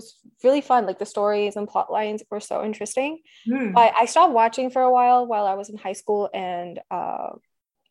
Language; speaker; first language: English; non-native, local second language; Hindi